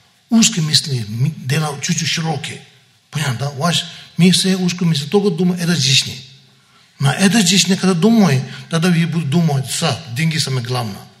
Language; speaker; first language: Russian; non-native, learner; Tibetan